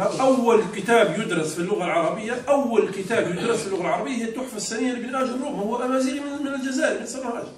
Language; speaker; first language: Arabic; non-native, local second language; Berber languages